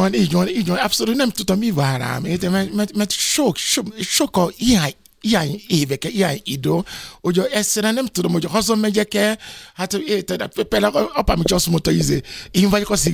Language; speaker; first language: Hungarian; non-native, fluent; Yoruba